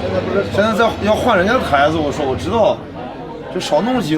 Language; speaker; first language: Chinese; native; Chinese